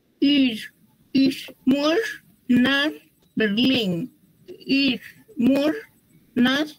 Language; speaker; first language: German; non-native, learner; Spanish